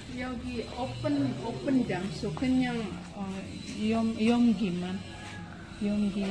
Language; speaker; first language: Korean; non-native, learner; Indonesian